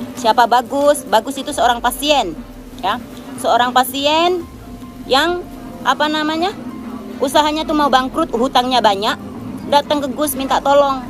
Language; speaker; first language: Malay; non-native, local second language; Javanese